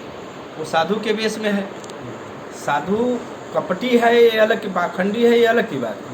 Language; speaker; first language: Hindi; native; Hindi